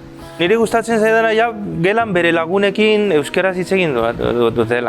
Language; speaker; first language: Basque; early bilingual, other home language; Chinese